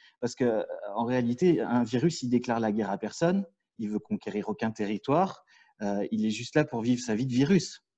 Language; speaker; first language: French; native; French